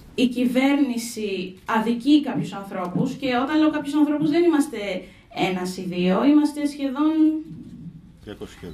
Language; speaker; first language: Greek; non-native, fluent; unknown